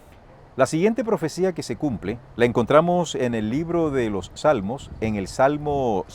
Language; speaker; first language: Spanish; native; Spanish